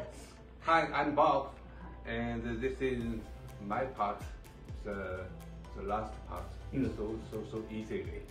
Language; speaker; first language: English; non-native, learner; Chinese